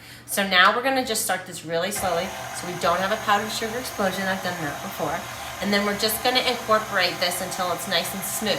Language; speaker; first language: English; native; English